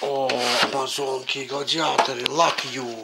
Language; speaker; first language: Russian; native; Russian